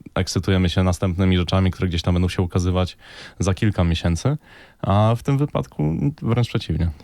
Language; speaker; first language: Polish; native; Polish